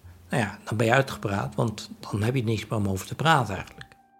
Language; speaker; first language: Dutch; native; Dutch